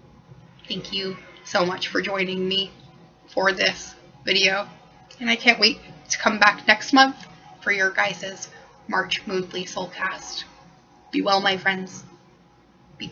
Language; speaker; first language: English; native; English